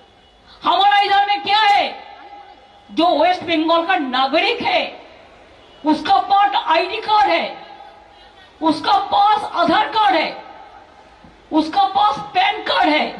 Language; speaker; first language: Hindi; non-native, local second language; Bangla